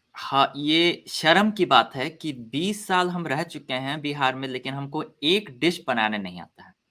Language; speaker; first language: Hindi; early bilingual, other home language; Korean